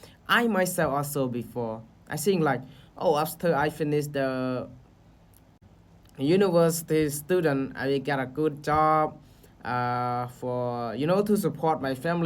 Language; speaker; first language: English; non-native, learner; Khmer